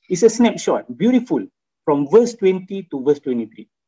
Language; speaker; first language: English; non-native, local second language; Malay